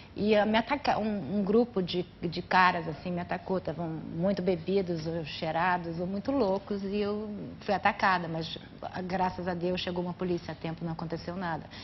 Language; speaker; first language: Portuguese; native; Portuguese